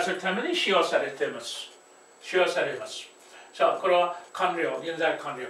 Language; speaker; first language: Japanese; non-native, fluent; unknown